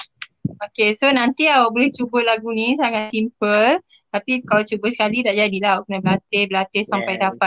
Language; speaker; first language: Malay; native; Malay